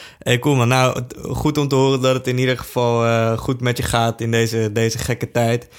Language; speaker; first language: Dutch; native; Dutch